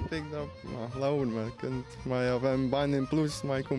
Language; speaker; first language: Romanian; non-native, learner; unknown